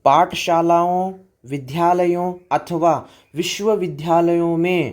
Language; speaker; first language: Hindi; non-native, local second language; Kannada